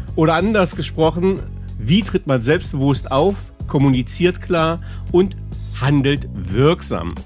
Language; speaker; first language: German; native; German